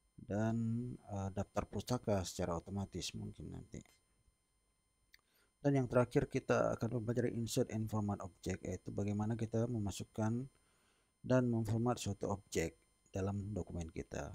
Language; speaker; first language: Indonesian; native; Indonesian